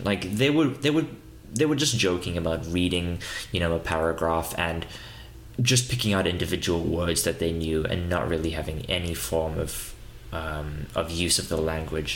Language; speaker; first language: English; native; English